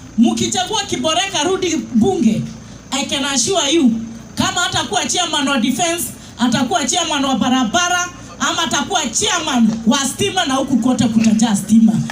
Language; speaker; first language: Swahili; non-native, local second language; Kikuyu